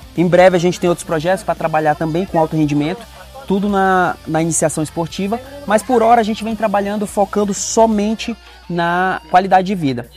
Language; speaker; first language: Portuguese; native; Portuguese